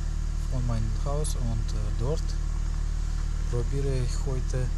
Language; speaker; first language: German; non-native, learner; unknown